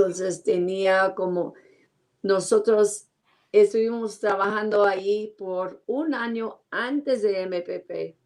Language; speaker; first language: Spanish; non-native, learner; English